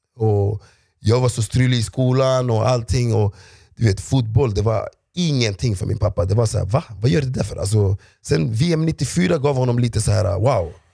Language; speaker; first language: Swedish; early bilingual, other home language; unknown